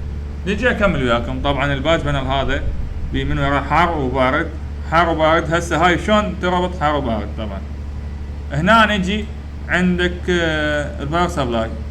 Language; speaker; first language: Arabic; native; Arabic